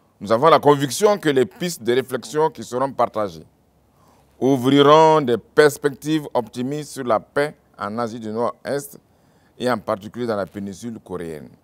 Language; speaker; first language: French; non-native, local second language; Mossi